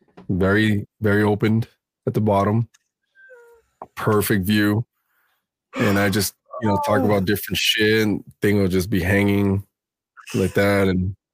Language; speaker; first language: English; early bilingual, other home language; Spanish